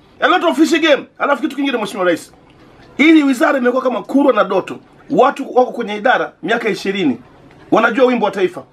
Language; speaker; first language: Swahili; native; Swahili